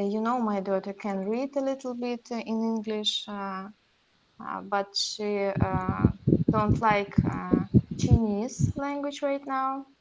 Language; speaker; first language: English; non-native, learner; Russian